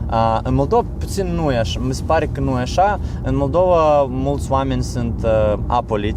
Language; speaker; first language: Romanian; non-native, learner; Ukrainian